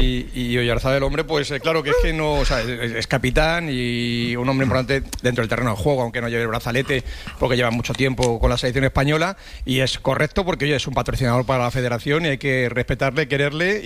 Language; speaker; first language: Spanish; native; Spanish